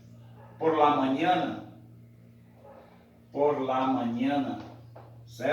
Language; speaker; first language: Spanish; non-native, fluent; Portuguese